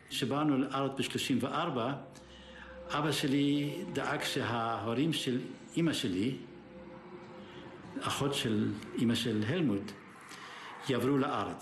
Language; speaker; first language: Hebrew; early bilingual, other home language; German